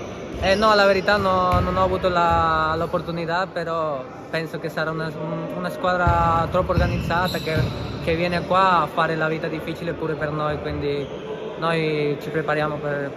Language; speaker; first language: Italian; non-native, fluent; Spanish